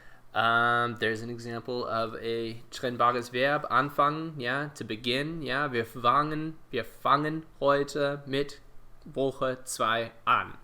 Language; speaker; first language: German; non-native, fluent; English